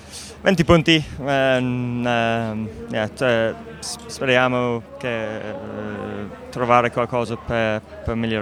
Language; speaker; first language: Italian; non-native, learner; English